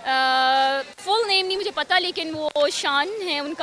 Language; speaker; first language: Hindi; early bilingual, heritage; Urdu